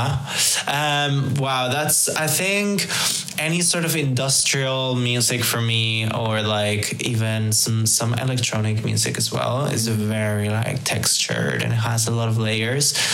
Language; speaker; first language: English; early bilingual, other home language; Spanish